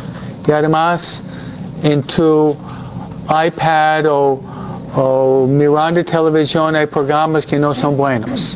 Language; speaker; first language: Spanish; non-native, fluent; English